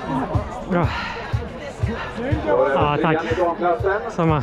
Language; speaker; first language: Swedish; non-native, fluent; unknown